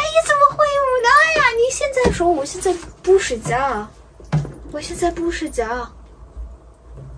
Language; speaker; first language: Chinese; non-native, learner; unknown